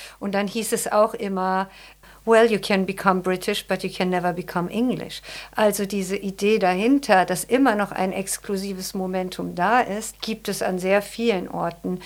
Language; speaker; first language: German; native; German